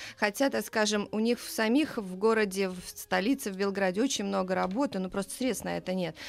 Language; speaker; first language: Russian; native; Russian